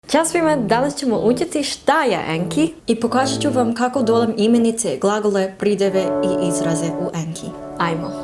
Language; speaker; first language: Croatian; non-native, fluent; English